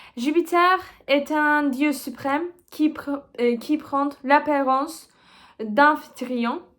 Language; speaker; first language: French; non-native, learner; Turkish